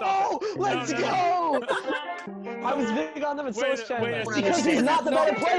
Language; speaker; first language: English; native; English